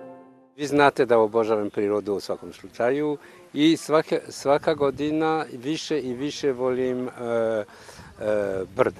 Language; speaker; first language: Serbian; non-native, fluent; French